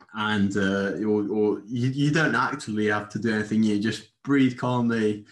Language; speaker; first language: English; non-native, fluent; Spanish